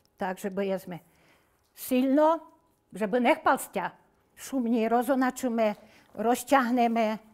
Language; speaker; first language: Slovak; non-native, local second language; Rusyn